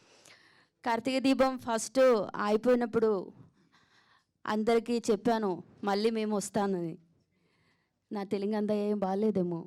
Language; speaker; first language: Telugu; non-native, learner; Malayalam